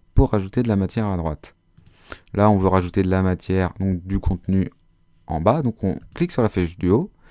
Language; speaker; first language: French; native; French